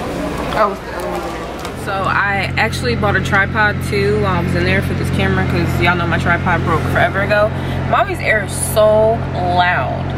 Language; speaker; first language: English; native; English